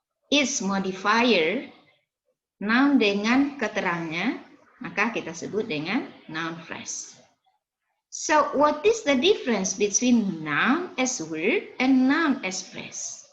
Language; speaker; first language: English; non-native, fluent; Indonesian